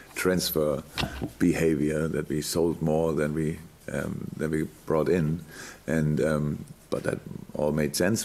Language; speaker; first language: English; non-native, fluent; German